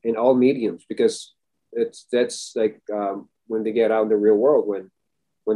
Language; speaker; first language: English; early bilingual, other home language; Filipino